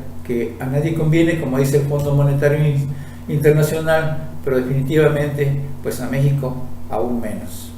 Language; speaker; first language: Spanish; native; Spanish